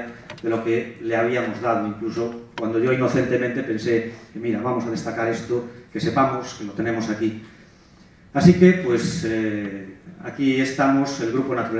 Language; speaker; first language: Spanish; native; Spanish